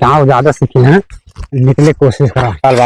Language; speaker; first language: Hindi; non-native, local second language; Awadhi